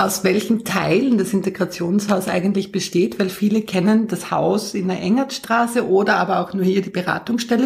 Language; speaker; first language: German; native; German